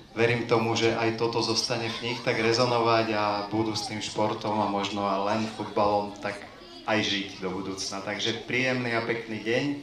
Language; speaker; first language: Slovak; native; Slovak